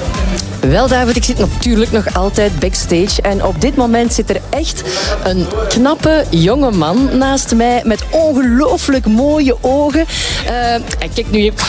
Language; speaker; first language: Dutch; native; Dutch